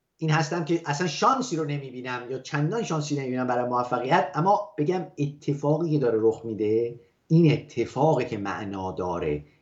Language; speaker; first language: Persian; native; Persian